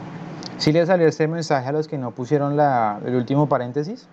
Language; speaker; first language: Spanish; native; Spanish